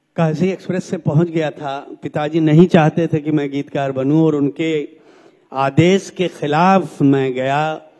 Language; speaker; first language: Hindi; native; Hindi